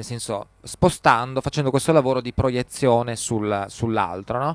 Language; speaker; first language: Italian; native; Italian